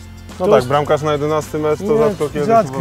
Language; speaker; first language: Polish; native; Polish